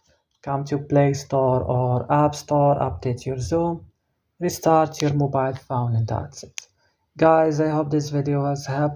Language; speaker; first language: English; non-native, fluent; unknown